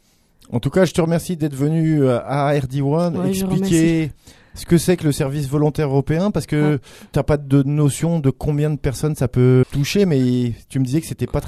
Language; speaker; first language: French; native; French